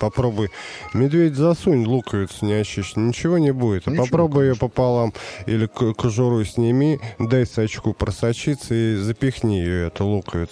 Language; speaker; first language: Russian; native; Russian